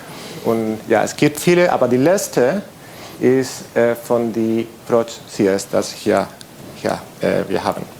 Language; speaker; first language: German; non-native, fluent; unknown